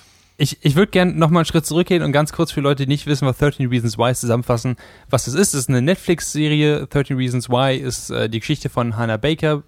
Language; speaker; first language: German; native; German